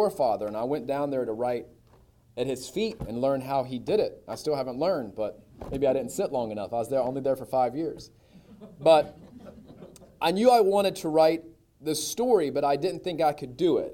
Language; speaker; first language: English; native; English